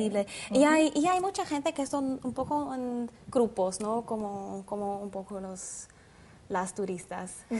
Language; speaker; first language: Spanish; non-native, learner; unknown